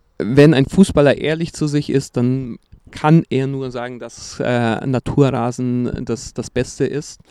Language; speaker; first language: German; non-native, fluent; Portuguese